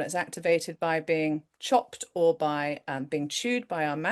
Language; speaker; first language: English; native; English